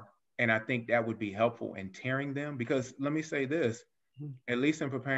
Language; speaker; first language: English; native; English